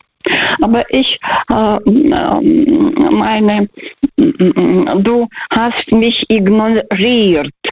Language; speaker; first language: German; non-native, fluent; Russian